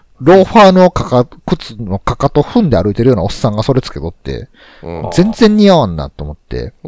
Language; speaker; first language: Japanese; native; Japanese